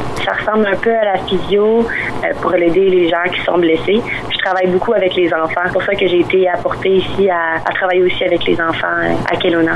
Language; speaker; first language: French; native; French